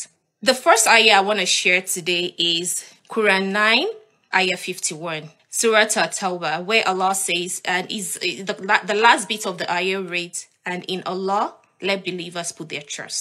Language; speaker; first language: English; non-native, local second language; Yoruba